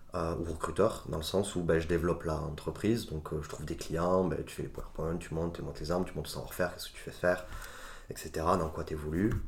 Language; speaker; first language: French; native; French